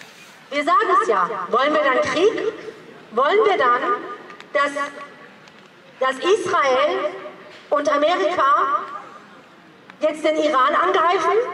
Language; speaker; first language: German; early bilingual, other home language; Persian